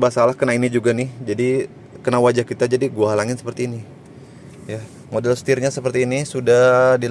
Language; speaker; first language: Indonesian; native; Indonesian